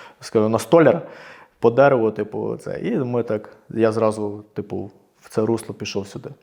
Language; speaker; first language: Ukrainian; native; Ukrainian